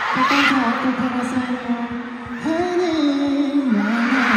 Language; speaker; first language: Filipino; non-native, learner; Korean